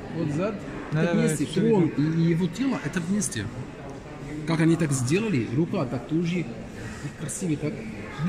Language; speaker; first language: Russian; non-native, learner; Arabic